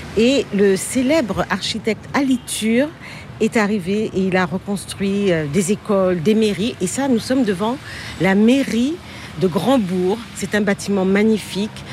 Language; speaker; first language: French; native; French